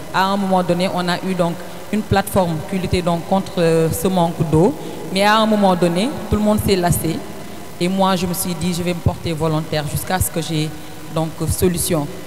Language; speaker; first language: French; non-native, local second language; Wolof